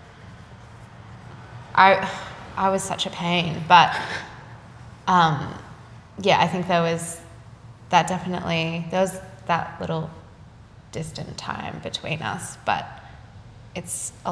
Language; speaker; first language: English; non-native, local second language; Japanese